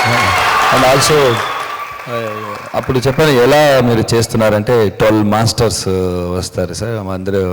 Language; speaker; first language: Telugu; non-native, fluent; Tamil